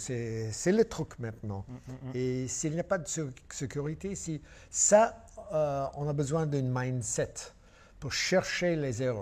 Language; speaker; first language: French; non-native, fluent; English